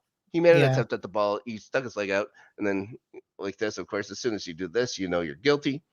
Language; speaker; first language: English; native; English